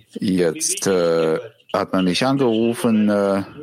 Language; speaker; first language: German; non-native, fluent; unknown